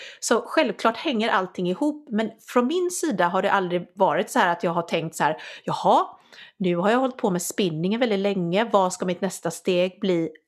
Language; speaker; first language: Swedish; native; Swedish